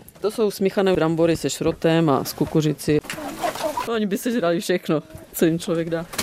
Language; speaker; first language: Czech; native; Czech